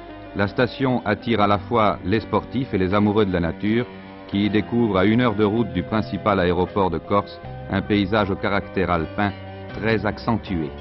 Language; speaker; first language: French; native; French